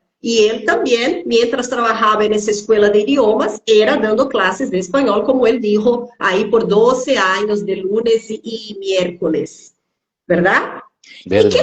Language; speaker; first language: Spanish; non-native, fluent; Portuguese